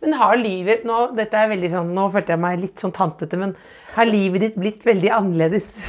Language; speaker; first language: Norwegian; native; Norwegian